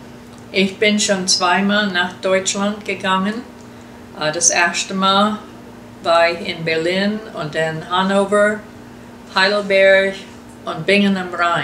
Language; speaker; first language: German; early bilingual, heritage; German